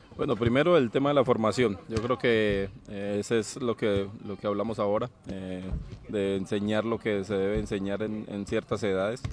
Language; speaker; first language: Spanish; native; Spanish